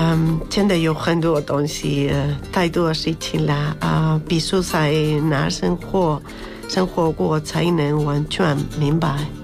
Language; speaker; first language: Chinese; non-native, learner; Spanish